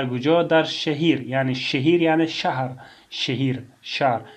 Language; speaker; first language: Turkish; non-native, fluent; Tajik